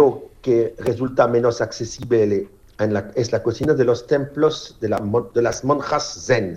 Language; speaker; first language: Spanish; non-native, fluent; French